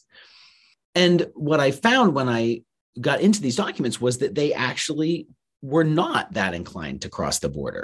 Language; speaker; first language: English; native; English